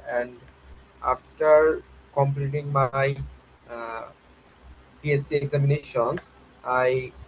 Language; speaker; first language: English; non-native, learner; Bangla